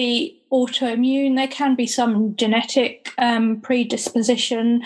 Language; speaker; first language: English; native; English